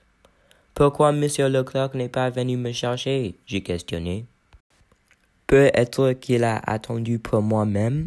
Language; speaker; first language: French; non-native, learner; English